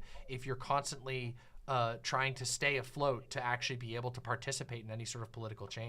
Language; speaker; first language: English; native; English